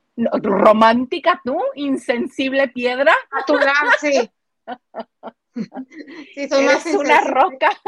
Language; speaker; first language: Spanish; native; Spanish